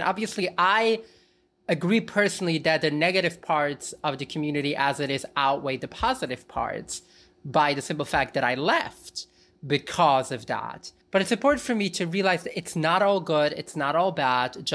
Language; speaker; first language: English; early bilingual, other home language; Yiddish